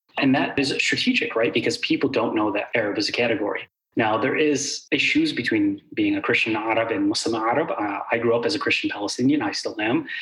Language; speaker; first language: English; early bilingual, other home language; Arabic